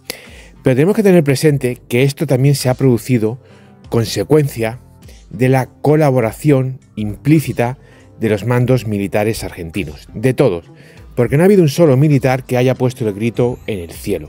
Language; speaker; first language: Spanish; native; Spanish